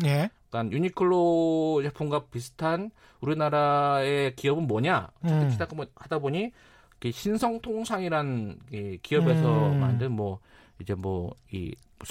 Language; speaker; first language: Korean; native; Korean